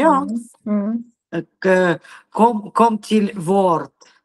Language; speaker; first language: Swedish; non-native, learner; Russian